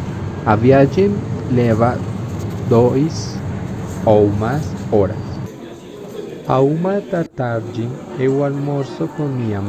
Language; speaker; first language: Portuguese; non-native, learner; Spanish